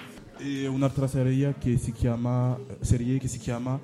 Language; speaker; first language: Italian; non-native, learner; French